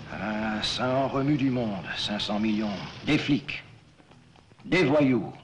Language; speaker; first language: French; non-native, fluent; English